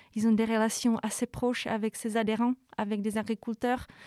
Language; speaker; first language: French; non-native, fluent; Czech